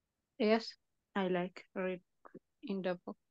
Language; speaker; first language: English; non-native, learner; Tigrinya